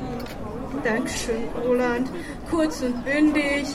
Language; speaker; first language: German; early bilingual, other home language; Turkish